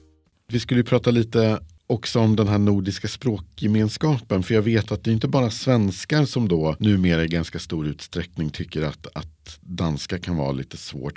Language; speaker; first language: Swedish; native; Swedish